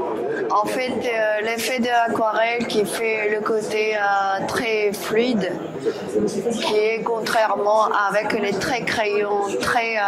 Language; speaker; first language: French; non-native, fluent; Korean